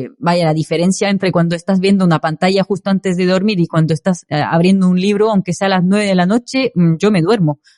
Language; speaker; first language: Spanish; non-native, fluent; French